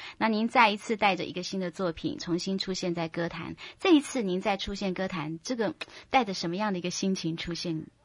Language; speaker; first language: Chinese; native; Chinese